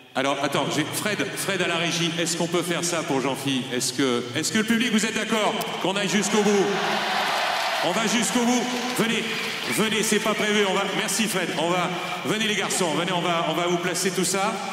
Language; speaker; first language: French; native; French